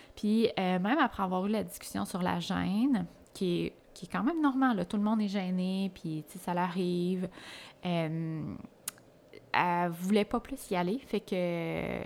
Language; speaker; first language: French; native; French